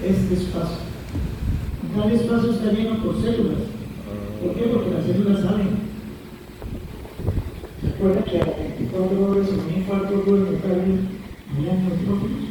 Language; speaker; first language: Spanish; native; Spanish